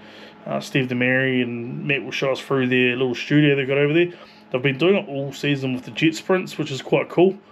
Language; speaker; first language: English; native; English